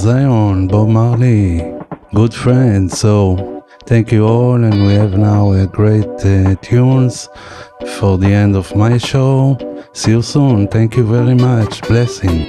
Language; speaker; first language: English; non-native, fluent; Hebrew